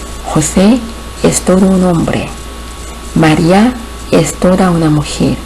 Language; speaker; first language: Spanish; non-native, fluent; Korean